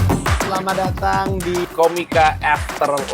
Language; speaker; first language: Indonesian; native; Indonesian